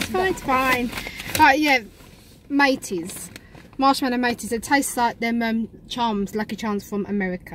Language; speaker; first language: English; native; English